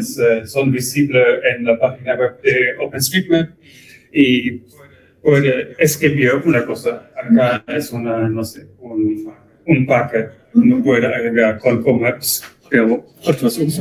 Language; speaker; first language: Spanish; non-native, learner; German